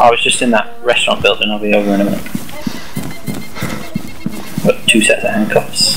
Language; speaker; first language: English; native; English